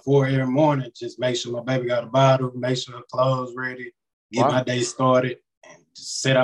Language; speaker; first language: English; native; English